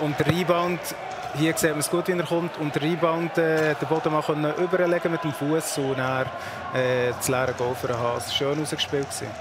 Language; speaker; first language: German; native; German